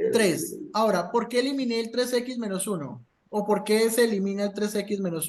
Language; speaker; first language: Spanish; native; Spanish